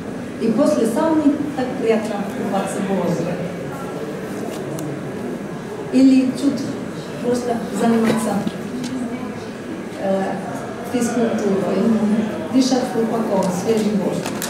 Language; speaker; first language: Russian; non-native, fluent; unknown